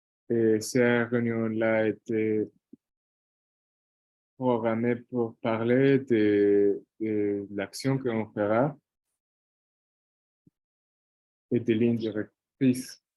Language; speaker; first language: French; non-native, fluent; Portuguese